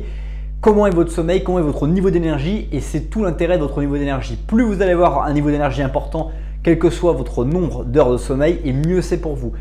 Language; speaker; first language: French; native; French